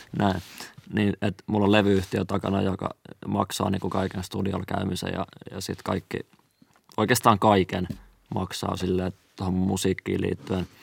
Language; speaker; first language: Finnish; native; Finnish